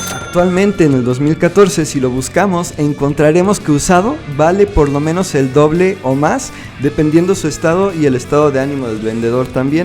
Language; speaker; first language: Spanish; native; Spanish